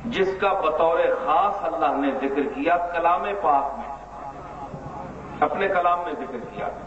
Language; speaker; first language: Urdu; non-native, local second language; Punjabi